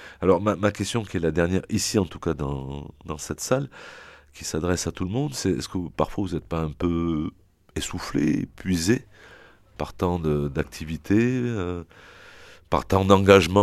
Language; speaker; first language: French; native; French